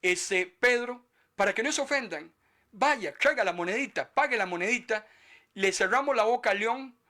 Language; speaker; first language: Spanish; native; Spanish